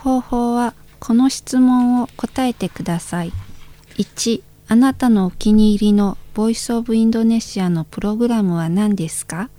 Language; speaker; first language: Japanese; non-native, fluent; Indonesian